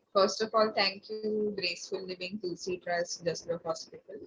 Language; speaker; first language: English; non-native, local second language; Marathi